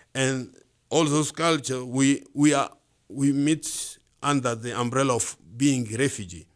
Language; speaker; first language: English; non-native, learner; Swahili